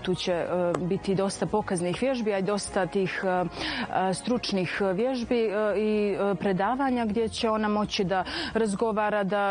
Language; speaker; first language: Serbian; native; Serbian